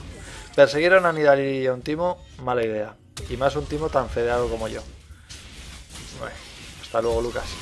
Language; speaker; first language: Spanish; native; Spanish